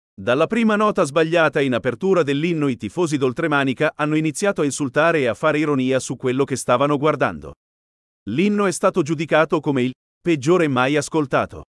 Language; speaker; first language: Italian; native; Italian